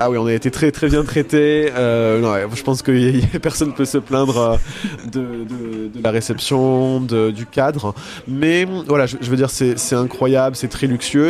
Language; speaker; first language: French; native; French